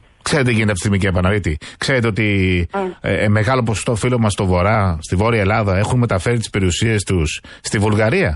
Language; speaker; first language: Greek; native; Greek